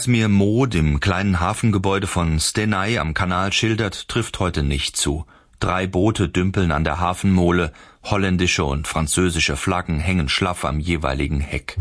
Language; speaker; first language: German; native; German